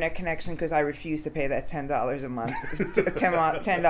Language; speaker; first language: English; native; English